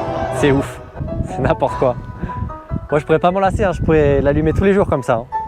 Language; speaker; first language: French; native; French